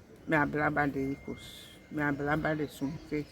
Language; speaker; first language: Spanish; non-native, learner; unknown